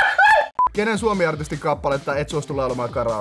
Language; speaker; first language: Finnish; native; Finnish